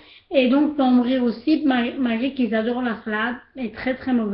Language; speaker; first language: French; native; French